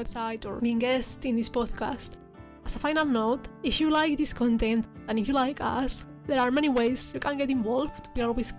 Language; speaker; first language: English; non-native, fluent; Spanish